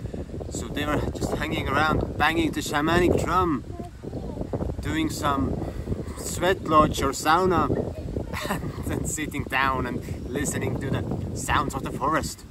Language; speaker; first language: English; non-native, fluent; Estonian